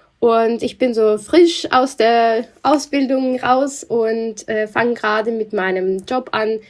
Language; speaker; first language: German; non-native, fluent; Russian